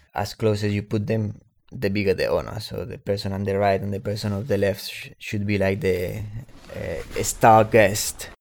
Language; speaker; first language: English; non-native, fluent; Spanish